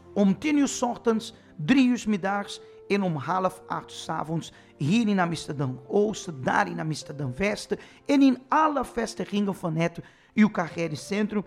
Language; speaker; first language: Dutch; non-native, fluent; Portuguese